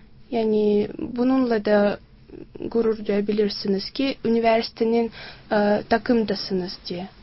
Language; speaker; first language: Turkish; non-native, learner; Tajik